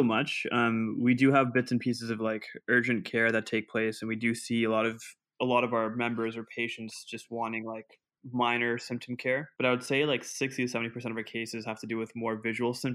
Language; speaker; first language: English; non-native, local second language; Urdu